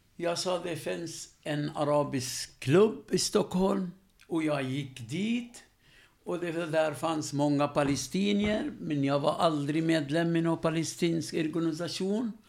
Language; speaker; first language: Swedish; non-native, fluent; Arabic